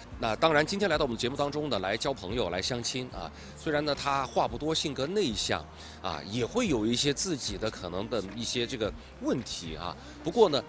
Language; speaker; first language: Chinese; native; Chinese